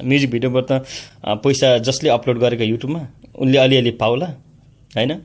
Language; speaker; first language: Nepali; native; Nepali